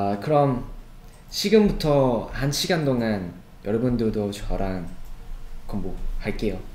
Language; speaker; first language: Korean; non-native, learner; Thai